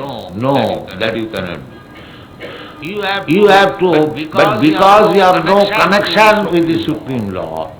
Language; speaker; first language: English; non-native, local second language; Bangla